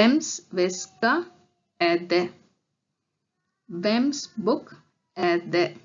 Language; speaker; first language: Swedish; non-native, learner; Tamil